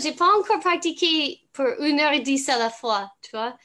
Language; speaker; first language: French; non-native, fluent; English